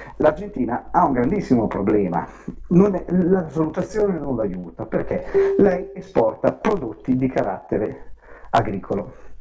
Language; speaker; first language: Italian; native; Italian